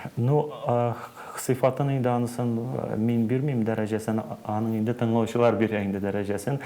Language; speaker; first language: Tatar; native; Tatar